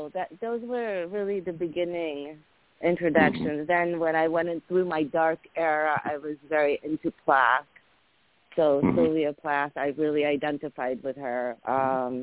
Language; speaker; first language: English; early bilingual, other home language; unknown